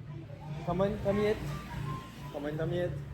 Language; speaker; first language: English; non-native, learner; French